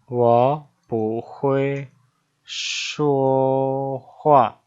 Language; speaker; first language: Chinese; non-native, fluent; Indonesian